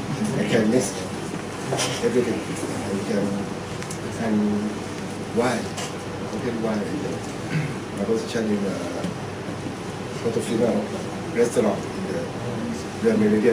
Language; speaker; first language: English; non-native, learner; Thai